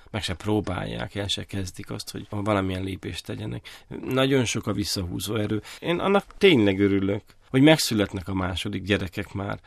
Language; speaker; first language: Hungarian; native; Hungarian